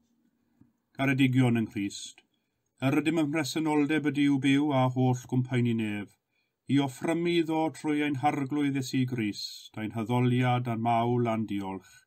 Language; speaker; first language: Welsh; native; Welsh